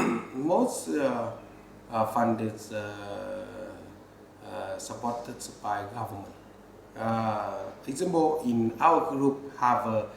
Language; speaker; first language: English; non-native, learner; Vietnamese